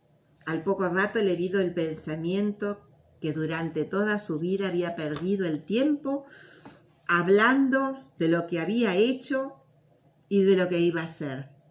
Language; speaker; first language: Spanish; native; Spanish